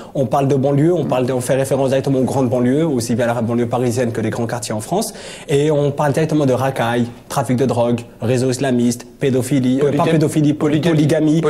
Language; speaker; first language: French; native; French